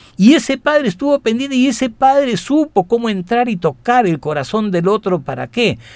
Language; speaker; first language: Spanish; native; Spanish